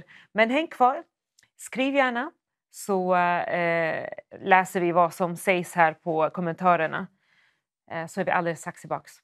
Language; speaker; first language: Swedish; native; Swedish